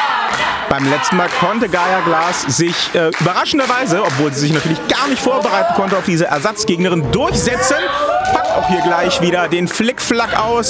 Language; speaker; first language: German; native; German